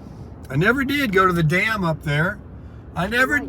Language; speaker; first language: English; native; English